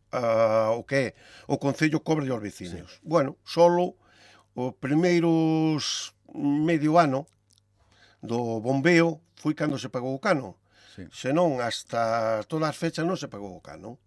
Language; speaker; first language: Galician; native; Galician